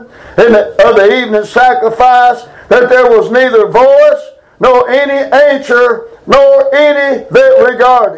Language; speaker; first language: English; native; English